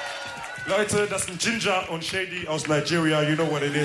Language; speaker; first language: German; early bilingual, other home language; Wolof